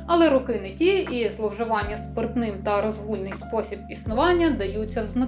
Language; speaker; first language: Ukrainian; native; Ukrainian